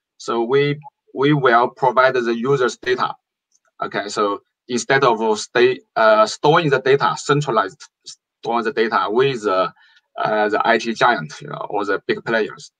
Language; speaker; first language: English; non-native, fluent; Chinese